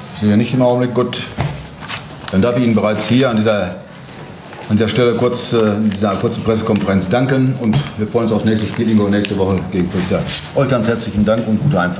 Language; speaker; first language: German; native; German